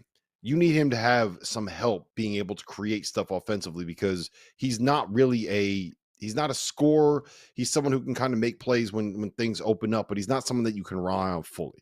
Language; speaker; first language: English; native; English